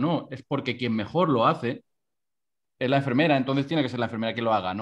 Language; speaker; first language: Spanish; native; Spanish